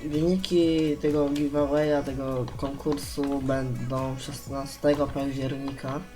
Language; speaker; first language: Polish; native; Polish